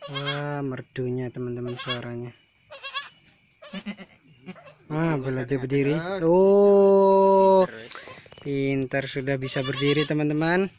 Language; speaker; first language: Indonesian; native; Indonesian